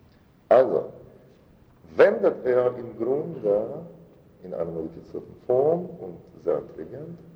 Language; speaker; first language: German; non-native, fluent; Russian